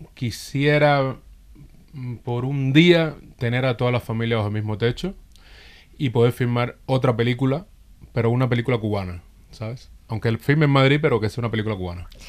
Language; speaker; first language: Spanish; native; Spanish